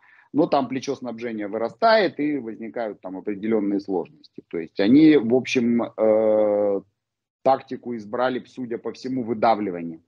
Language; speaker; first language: Russian; native; Russian